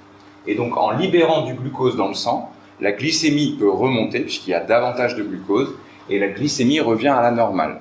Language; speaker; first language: French; native; French